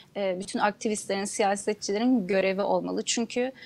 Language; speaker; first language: Turkish; non-native, local second language; Kurdish